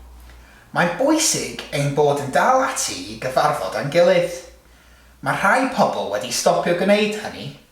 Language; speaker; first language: Welsh; non-native, local second language; English